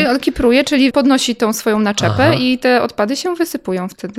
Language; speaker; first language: Polish; native; Polish